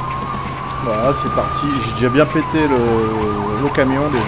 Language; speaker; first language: French; native; French